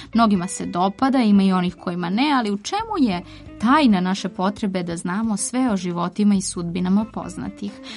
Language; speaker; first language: Serbian; native; Serbian